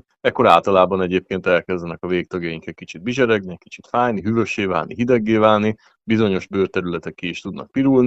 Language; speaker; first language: Hungarian; native; Hungarian